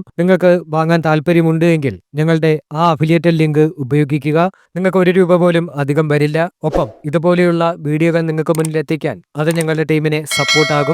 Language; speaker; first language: Malayalam; native; Malayalam